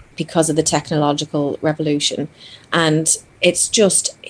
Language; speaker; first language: English; non-native, fluent; Greek